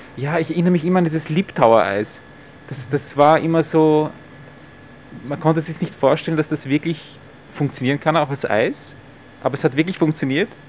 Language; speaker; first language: German; non-native, fluent; Italian